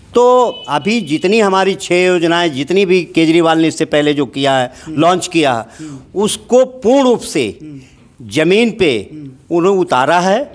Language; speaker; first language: Hindi; native; Hindi